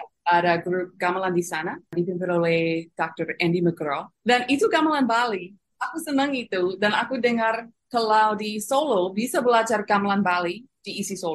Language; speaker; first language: Indonesian; non-native, fluent; English